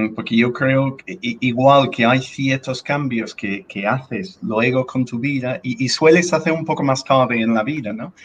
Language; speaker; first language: Spanish; non-native, fluent; English